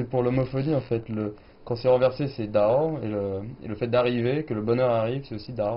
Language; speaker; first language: French; native; French